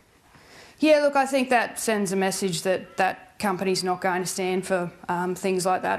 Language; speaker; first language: English; native; English